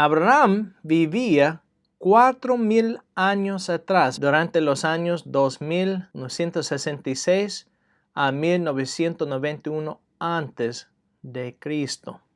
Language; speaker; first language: Spanish; non-native, fluent; English